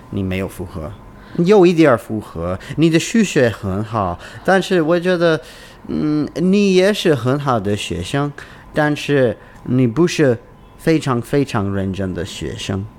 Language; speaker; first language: Chinese; non-native, learner; English